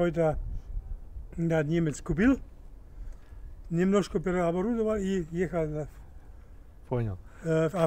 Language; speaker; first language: Russian; non-native, learner; German